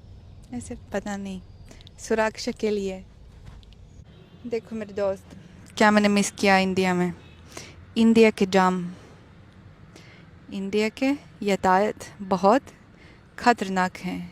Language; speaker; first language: Hindi; non-native, learner; Russian